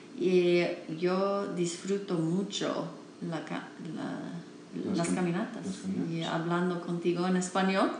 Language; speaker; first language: Spanish; non-native, learner; English